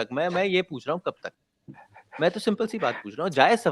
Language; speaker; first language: Hindi; native; Hindi